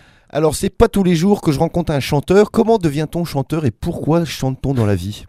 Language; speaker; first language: French; native; French